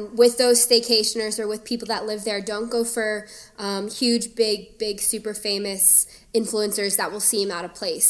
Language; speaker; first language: English; native; English